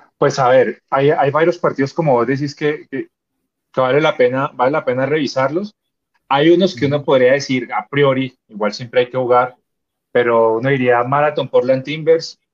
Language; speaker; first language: Spanish; native; Spanish